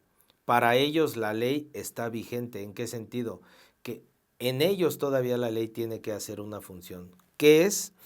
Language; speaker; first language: Spanish; native; Spanish